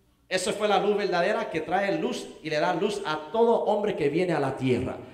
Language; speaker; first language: Spanish; non-native, learner; English